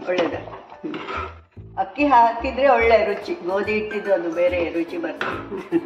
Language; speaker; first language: Kannada; non-native, local second language; Konkani